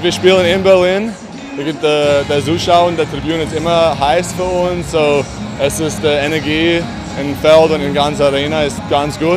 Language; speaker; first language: German; non-native, fluent; English